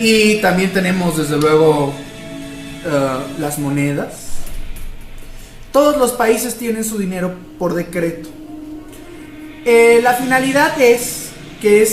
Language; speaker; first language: Spanish; native; Spanish